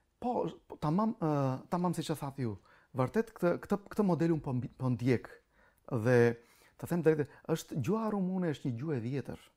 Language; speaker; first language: Albanian; non-native, local second language; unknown